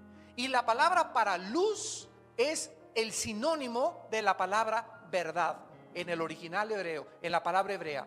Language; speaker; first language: Spanish; native; Spanish